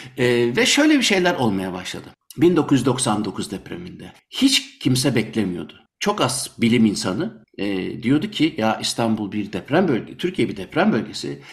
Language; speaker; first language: Turkish; native; Turkish